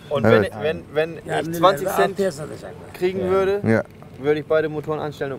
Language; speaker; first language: German; native; German